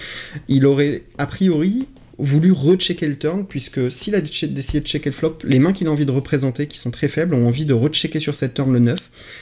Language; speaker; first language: French; native; French